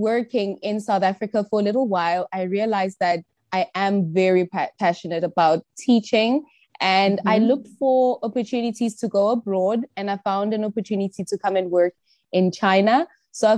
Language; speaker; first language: English; non-native, local second language; Tsonga